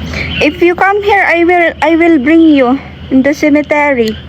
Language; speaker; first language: English; non-native, learner; Filipino